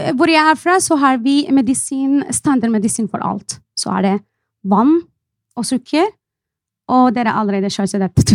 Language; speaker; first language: Norwegian; non-native, fluent; Arabic